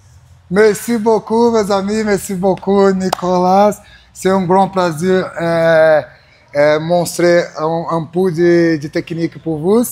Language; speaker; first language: French; non-native, learner; Portuguese